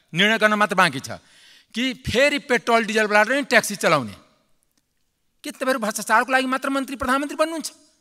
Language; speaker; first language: Nepali; non-native, local second language; Maithili